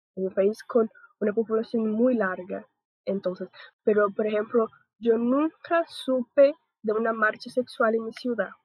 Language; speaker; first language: Spanish; non-native, learner; Portuguese